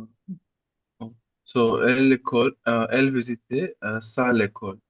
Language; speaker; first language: French; non-native, learner; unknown